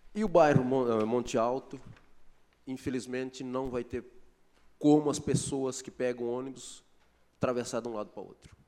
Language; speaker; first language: Portuguese; native; Portuguese